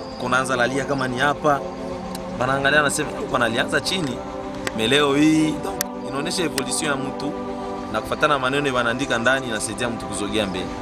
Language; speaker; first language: Swahili; native; Swahili